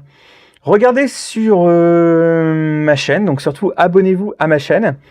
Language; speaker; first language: French; native; French